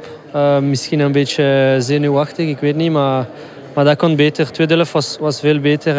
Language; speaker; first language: Dutch; non-native, local second language; French